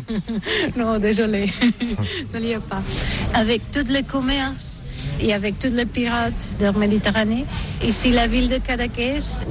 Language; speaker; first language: French; non-native, learner; Catalan